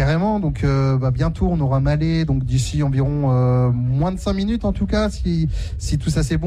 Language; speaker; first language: French; native; French